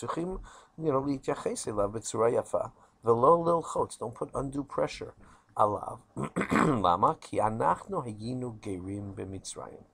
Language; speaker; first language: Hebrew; non-native, fluent; English